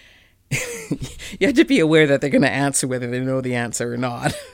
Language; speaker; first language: English; native; English